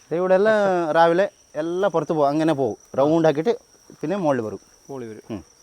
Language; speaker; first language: Malayalam; non-native, learner; Kannada